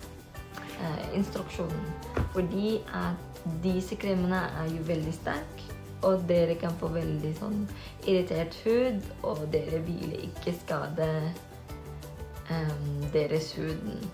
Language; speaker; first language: Norwegian; non-native, fluent; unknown